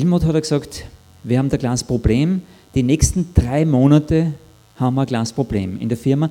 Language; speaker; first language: German; native; German